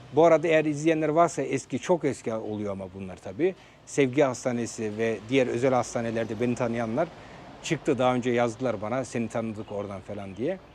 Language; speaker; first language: Turkish; early bilingual, heritage; Turkish